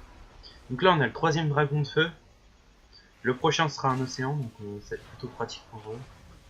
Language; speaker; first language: French; native; French